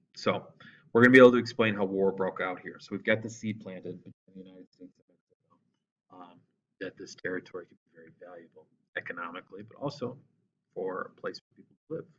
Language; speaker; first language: English; native; English